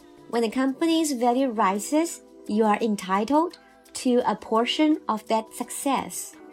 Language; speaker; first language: English; non-native, fluent; Chinese